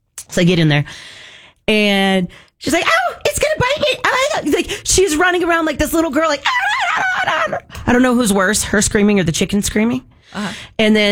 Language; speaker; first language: English; native; English